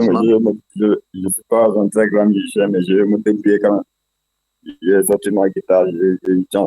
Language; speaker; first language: French; non-native, local second language; Wolof